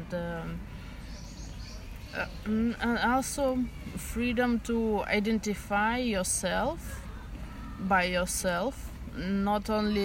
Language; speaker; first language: English; non-native, fluent; Russian